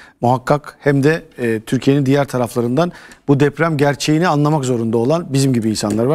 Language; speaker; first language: Turkish; native; Turkish